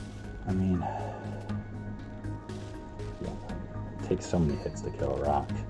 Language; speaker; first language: English; native; English